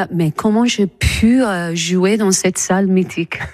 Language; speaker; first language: French; non-native, fluent; English